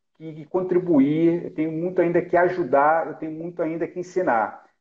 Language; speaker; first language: Portuguese; native; Portuguese